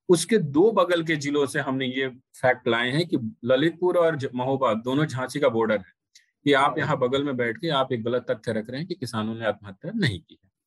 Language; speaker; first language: Hindi; native; Hindi